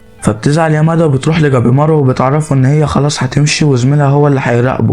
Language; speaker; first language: Arabic; native; Arabic